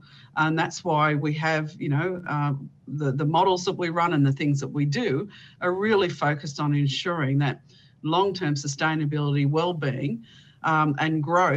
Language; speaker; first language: English; native; English